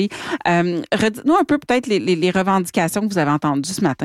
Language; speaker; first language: French; native; French